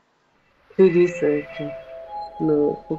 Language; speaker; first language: Spanish; non-native, learner; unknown